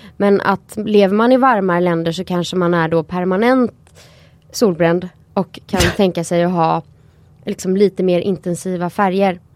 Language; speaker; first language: Swedish; native; Swedish